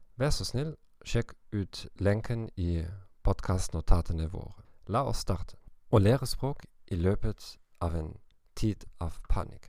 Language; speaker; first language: Norwegian; non-native, learner; German